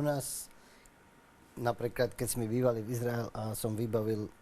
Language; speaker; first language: Slovak; non-native, learner; Arabic